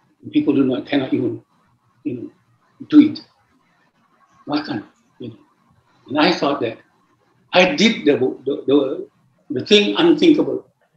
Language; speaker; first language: English; non-native, local second language; Malay